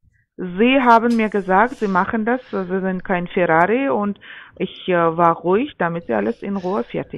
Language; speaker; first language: German; non-native, fluent; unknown